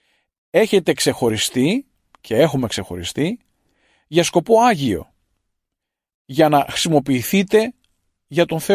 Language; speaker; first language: Greek; native; Greek